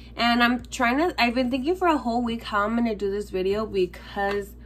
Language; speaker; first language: English; early bilingual, other home language; Spanish